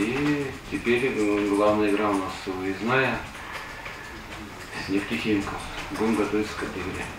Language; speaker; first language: Russian; native; Russian